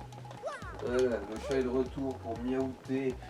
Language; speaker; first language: French; native; French